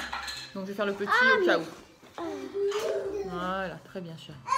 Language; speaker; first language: French; native; French